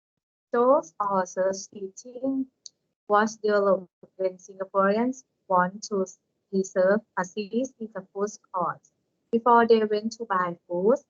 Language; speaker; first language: English; non-native, learner; Thai